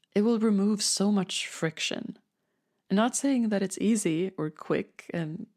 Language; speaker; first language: English; non-native, fluent; Swedish